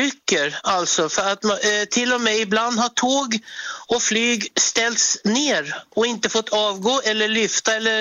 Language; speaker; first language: Swedish; native; Swedish